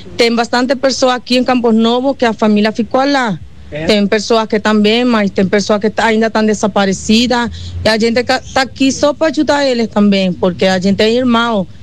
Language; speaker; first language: Portuguese; non-native, learner; Spanish